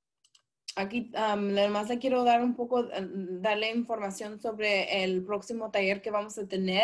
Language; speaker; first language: Spanish; early bilingual, heritage; Spanish